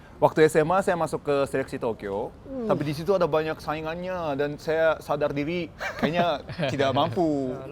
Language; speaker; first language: Indonesian; non-native, fluent; Japanese